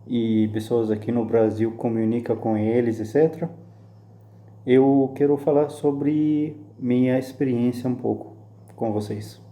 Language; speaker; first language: Portuguese; non-native, fluent; Arabic